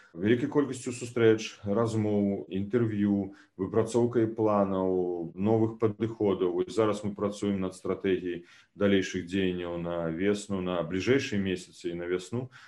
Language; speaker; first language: Belarusian; native; Belarusian